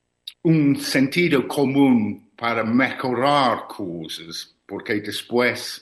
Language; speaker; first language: Spanish; non-native, learner; English